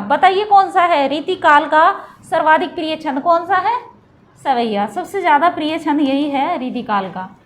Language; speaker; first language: Hindi; native; Hindi